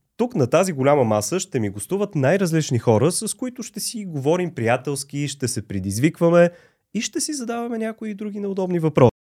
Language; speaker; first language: Bulgarian; native; Bulgarian